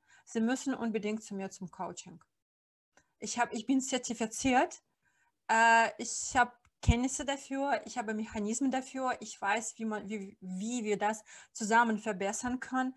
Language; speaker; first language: German; non-native, fluent; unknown